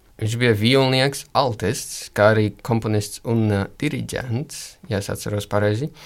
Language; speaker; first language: Latvian; early bilingual, other home language; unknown